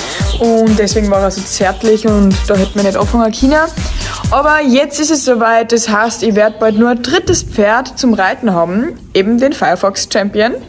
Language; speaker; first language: German; native; German